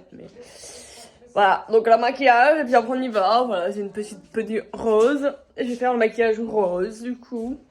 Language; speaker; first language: French; native; French